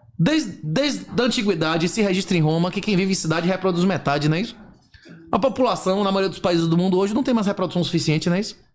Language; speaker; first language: Portuguese; native; Portuguese